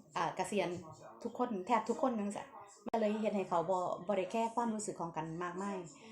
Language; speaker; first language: Thai; non-native, local second language; Northeastern Thai